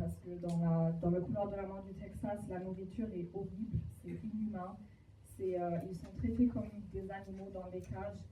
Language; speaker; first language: French; non-native, fluent; German